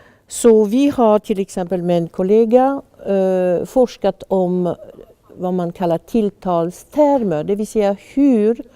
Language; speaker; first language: Swedish; non-native, fluent; French